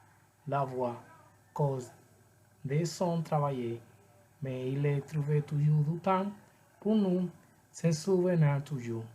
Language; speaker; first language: French; non-native, learner; Spanish